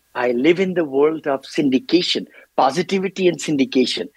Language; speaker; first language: English; non-native, local second language; Hindi